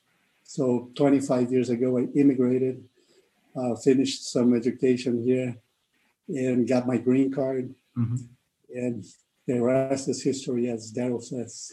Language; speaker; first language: English; non-native, fluent; Portuguese